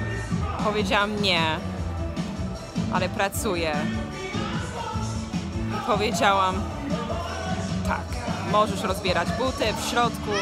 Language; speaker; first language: Polish; non-native, fluent; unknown